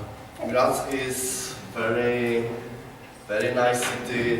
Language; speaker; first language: English; non-native, learner; Czech